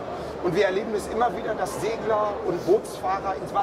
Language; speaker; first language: German; native; German